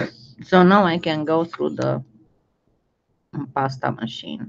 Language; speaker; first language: English; non-native, fluent; French